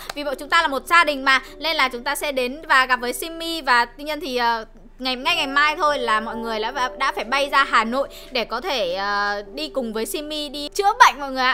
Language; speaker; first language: Vietnamese; native; Vietnamese